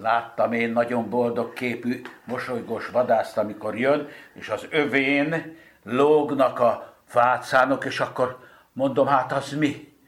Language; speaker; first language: Hungarian; native; Hungarian